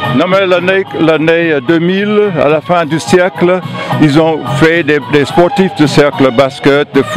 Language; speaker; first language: French; non-native, fluent; English